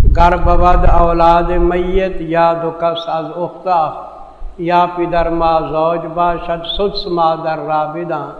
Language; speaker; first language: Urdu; non-native, local second language; Saraiki